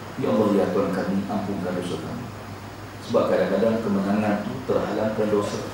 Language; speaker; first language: Malay; native; Malay